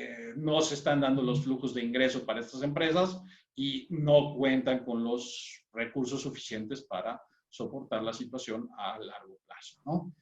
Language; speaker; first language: Spanish; native; Spanish